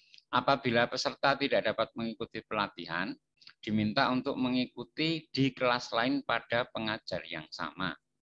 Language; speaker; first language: Indonesian; non-native, local second language; Javanese